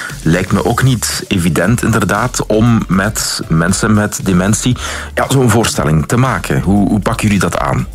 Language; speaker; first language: Dutch; native; Dutch